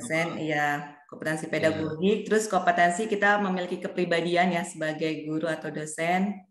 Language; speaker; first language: Indonesian; native; Indonesian